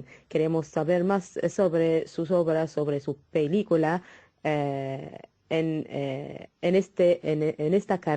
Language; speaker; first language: Spanish; non-native, fluent; Arabic